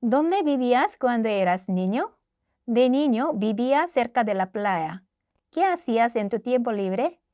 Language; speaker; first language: Spanish; non-native, fluent; Korean